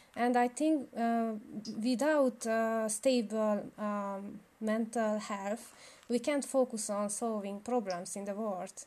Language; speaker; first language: English; non-native, learner; Hungarian